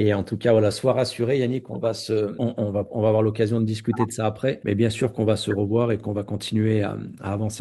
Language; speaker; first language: French; native; French